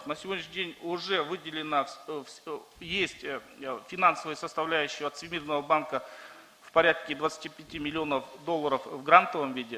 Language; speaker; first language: Russian; non-native, local second language; Kyrgyz